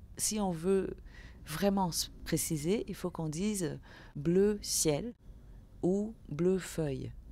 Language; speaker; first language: French; early bilingual, other home language; Vietnamese